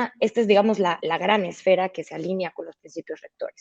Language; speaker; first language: Spanish; native; Spanish